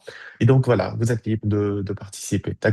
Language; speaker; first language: French; native; French